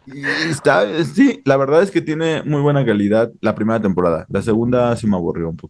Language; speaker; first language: Spanish; native; Spanish